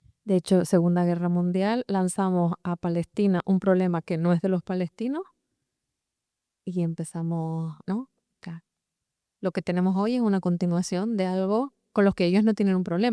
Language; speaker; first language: Spanish; native; Spanish